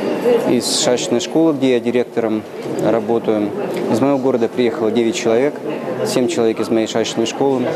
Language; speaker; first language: Russian; native; Russian